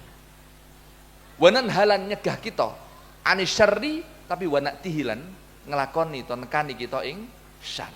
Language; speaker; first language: Indonesian; non-native, local second language; Javanese